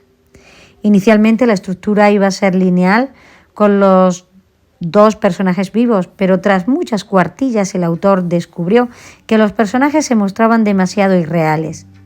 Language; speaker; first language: Spanish; native; Spanish